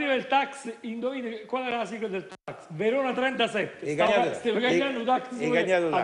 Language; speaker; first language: Italian; native; Italian